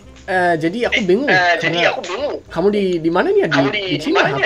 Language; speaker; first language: Indonesian; non-native, fluent; English